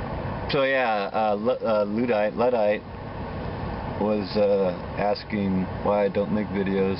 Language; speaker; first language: English; native; English